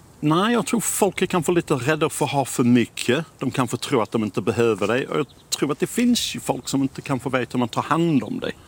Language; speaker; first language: Swedish; non-native, fluent; English